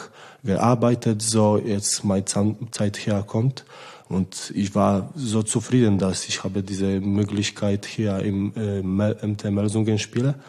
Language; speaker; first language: German; non-native, learner; Polish